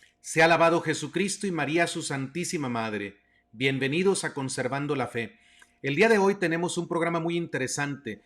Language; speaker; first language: Spanish; native; Spanish